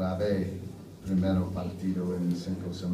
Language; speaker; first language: Spanish; non-native, fluent; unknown